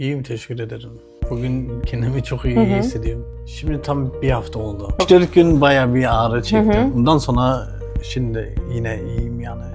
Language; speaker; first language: Turkish; early bilingual, heritage; Turkish